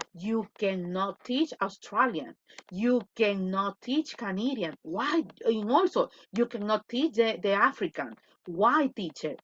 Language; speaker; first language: English; non-native, fluent; Spanish